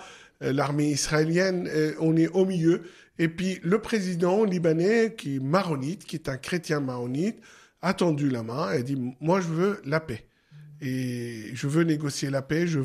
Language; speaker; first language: French; non-native, local second language; Arabic